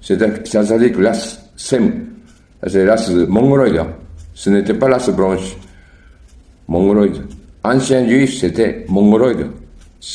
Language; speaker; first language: French; non-native, learner; Japanese